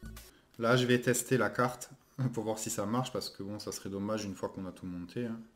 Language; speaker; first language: French; native; French